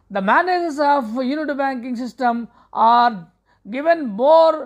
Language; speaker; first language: English; non-native, local second language; Telugu